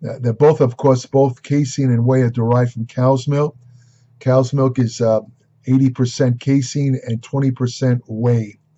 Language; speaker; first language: English; native; English